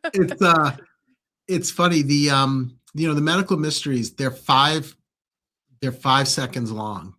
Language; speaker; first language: English; native; English